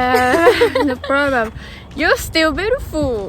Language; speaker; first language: English; non-native, learner; Thai